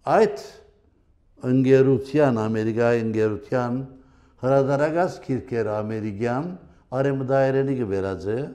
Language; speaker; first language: Armenian; early bilingual, heritage; Armenian